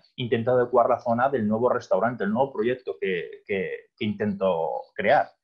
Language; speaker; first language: Spanish; native; Spanish